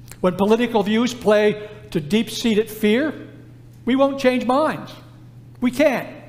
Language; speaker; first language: English; native; English